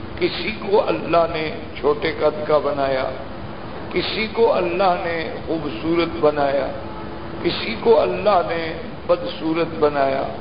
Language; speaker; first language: Urdu; native; Urdu